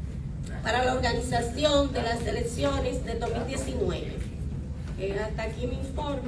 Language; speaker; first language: Spanish; native; Spanish